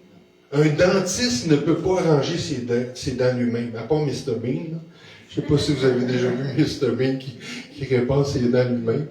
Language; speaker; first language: French; native; French